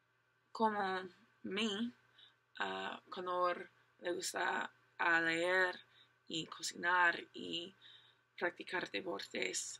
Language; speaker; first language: Spanish; non-native, learner; English